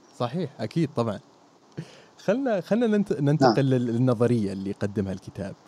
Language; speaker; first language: Arabic; native; Arabic